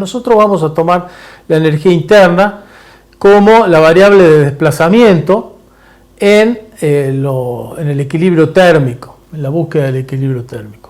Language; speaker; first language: Spanish; native; Spanish